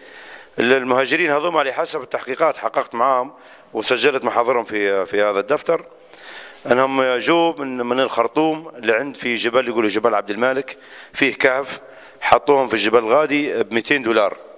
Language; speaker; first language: Arabic; native; Arabic